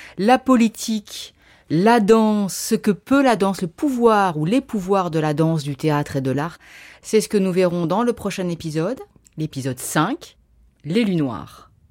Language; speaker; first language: French; native; French